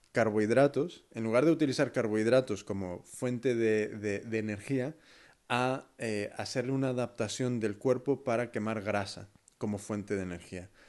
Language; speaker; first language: Spanish; early bilingual, heritage; Spanish